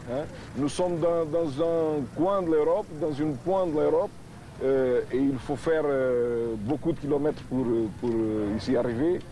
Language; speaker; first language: French; non-native, fluent; Portuguese